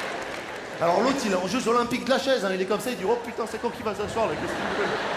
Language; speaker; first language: French; native; French